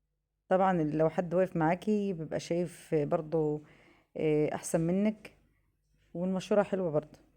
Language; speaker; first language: Arabic; native; Arabic